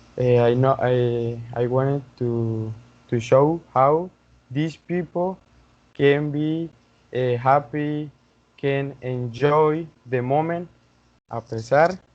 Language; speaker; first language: English; non-native, learner; Spanish